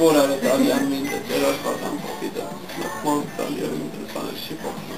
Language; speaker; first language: Georgian; non-native, learner; English